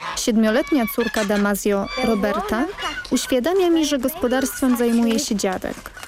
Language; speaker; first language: Polish; native; Polish